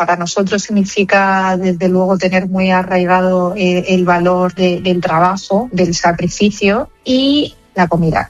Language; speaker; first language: Spanish; native; Spanish